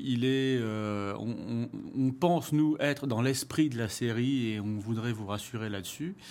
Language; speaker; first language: French; native; French